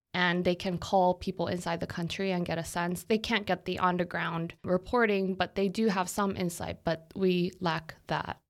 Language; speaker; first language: English; non-native, fluent; Korean